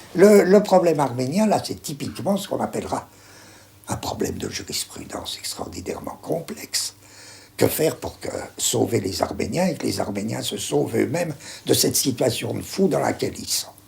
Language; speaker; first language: French; native; French